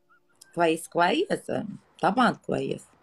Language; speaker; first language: Arabic; native; Arabic